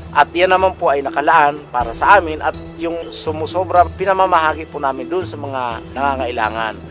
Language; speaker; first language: Filipino; non-native, local second language; Bikol